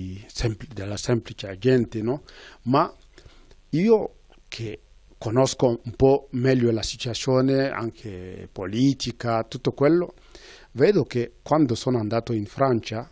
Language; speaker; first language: Italian; non-native, fluent; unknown